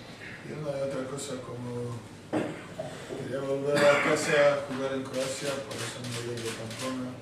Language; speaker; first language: Spanish; non-native, fluent; Croatian